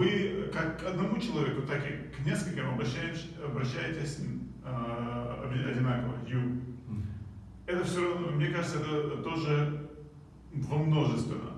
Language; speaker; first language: Russian; non-native, local second language; Chechen